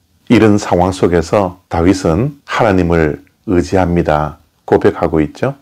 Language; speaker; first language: Korean; native; Korean